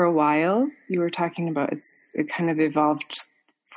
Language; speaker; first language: English; native; English